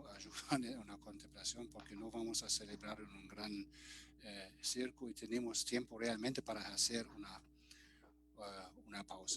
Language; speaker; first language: Spanish; non-native, fluent; German